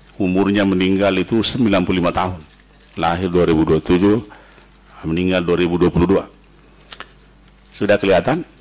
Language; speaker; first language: Indonesian; native; Indonesian